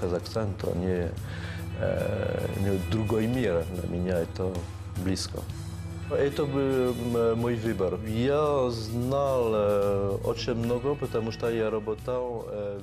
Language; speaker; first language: Russian; non-native, fluent; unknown